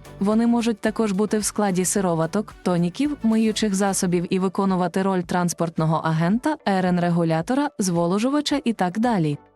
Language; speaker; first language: Ukrainian; native; Ukrainian